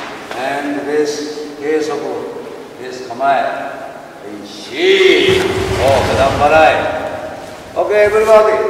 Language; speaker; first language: English; non-native, learner; Japanese